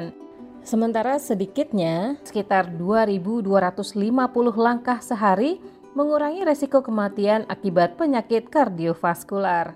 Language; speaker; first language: Indonesian; native; Indonesian